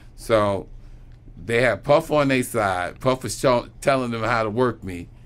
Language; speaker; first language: English; native; English